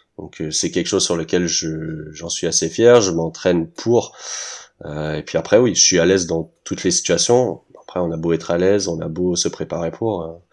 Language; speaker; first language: French; early bilingual, heritage; French